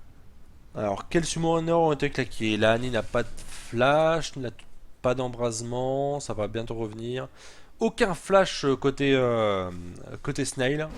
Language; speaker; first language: French; native; French